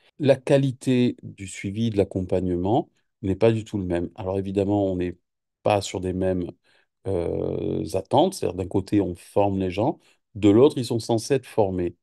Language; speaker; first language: French; native; French